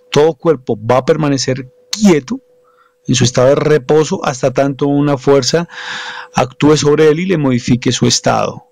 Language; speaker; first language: Spanish; native; Spanish